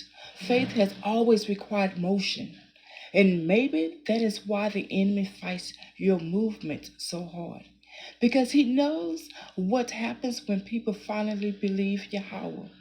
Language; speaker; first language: English; native; English